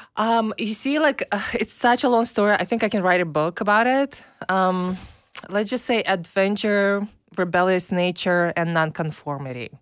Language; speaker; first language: English; non-native, fluent; Russian